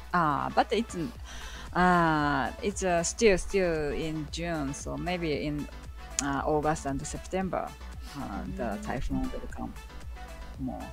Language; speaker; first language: English; non-native, learner; Japanese